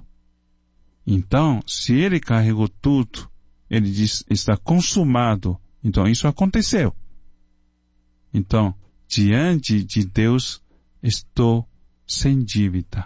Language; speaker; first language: Portuguese; non-native, fluent; Chinese